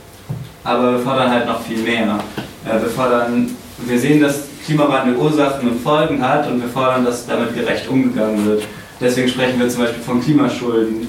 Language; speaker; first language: German; native; German